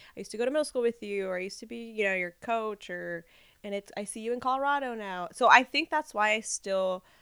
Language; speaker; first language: English; early bilingual, other home language; Spanish